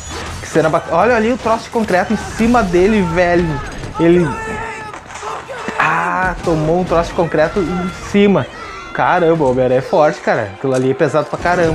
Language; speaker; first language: Portuguese; native; Portuguese